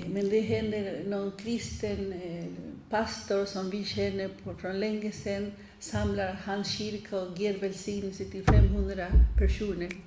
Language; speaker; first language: Swedish; non-native, fluent; Spanish